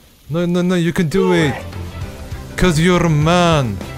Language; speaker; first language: English; non-native, learner; Korean